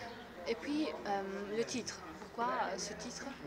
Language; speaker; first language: French; non-native, learner; Italian